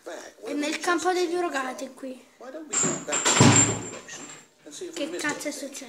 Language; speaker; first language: Italian; native; Italian